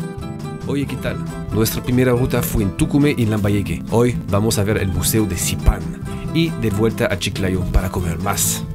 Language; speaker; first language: Spanish; non-native, fluent; French